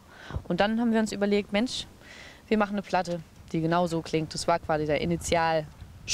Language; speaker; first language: German; native; German